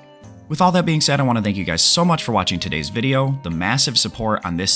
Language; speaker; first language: English; native; English